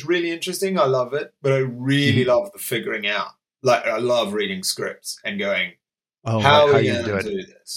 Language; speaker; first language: English; native; English